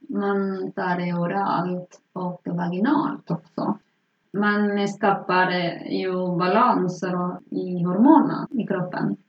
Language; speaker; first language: Swedish; non-native, fluent; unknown